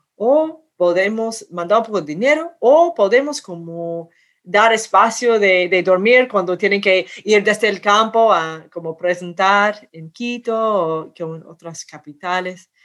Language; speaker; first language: Spanish; non-native, fluent; English